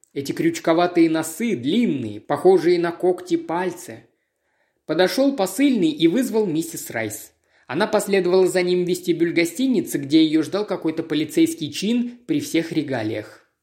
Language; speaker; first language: Russian; native; Russian